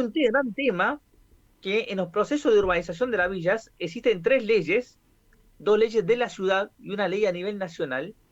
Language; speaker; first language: Spanish; native; Spanish